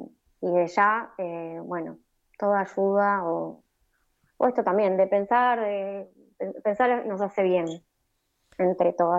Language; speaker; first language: Spanish; native; Spanish